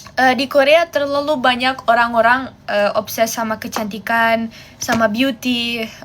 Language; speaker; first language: Indonesian; non-native, fluent; German